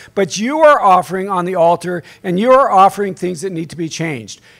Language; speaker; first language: English; native; English